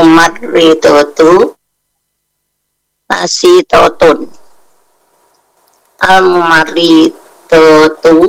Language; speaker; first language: Arabic; non-native, learner; Indonesian